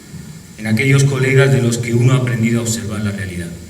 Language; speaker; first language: Spanish; native; Spanish